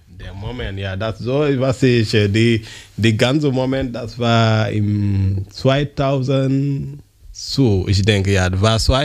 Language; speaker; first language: German; non-native, learner; French